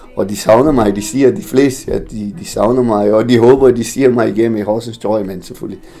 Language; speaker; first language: Danish; non-native, fluent; Portuguese